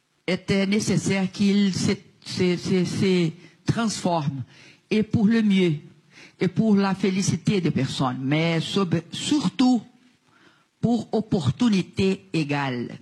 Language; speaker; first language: French; non-native, learner; Portuguese